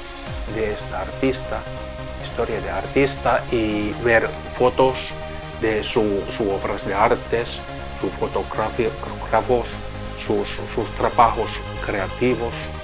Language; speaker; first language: Spanish; non-native, learner; Finnish